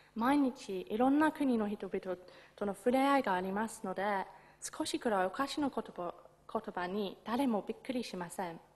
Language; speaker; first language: Japanese; non-native, fluent; English